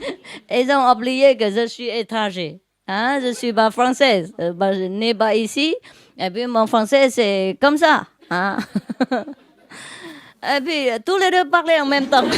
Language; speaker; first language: French; non-native, learner; Vietnamese